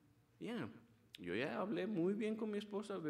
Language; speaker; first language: Spanish; early bilingual, heritage; Spanish